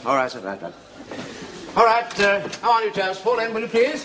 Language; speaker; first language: English; native; English